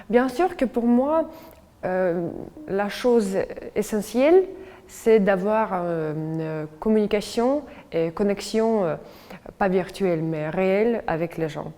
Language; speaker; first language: French; non-native, fluent; Russian